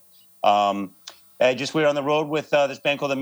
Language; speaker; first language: English; native; English